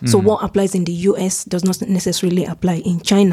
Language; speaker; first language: English; non-native, local second language; Yoruba